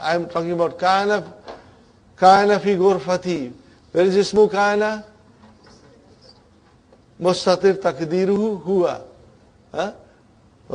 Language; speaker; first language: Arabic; non-native, fluent; English